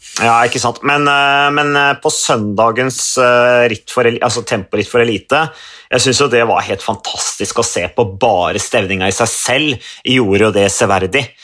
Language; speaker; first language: Norwegian; native; Norwegian